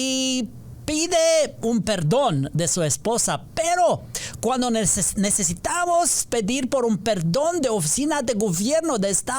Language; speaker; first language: Spanish; non-native, learner; English